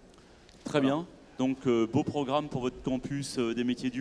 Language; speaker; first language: French; native; French